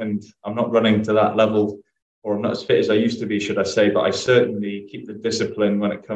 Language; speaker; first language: English; native; English